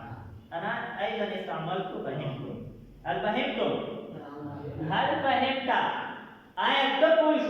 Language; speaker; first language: Arabic; non-native, fluent; Pashto